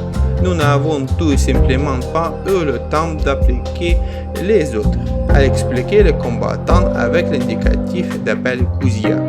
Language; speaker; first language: French; non-native, fluent; Ukrainian